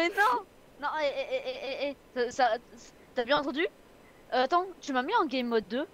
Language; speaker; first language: French; native; French